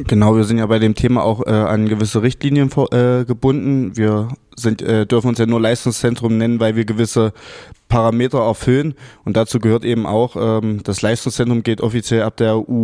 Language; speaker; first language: German; native; German